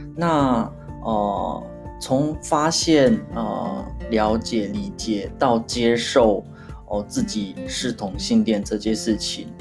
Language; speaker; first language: Chinese; non-native, fluent; Japanese